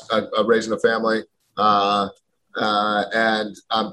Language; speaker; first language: English; native; English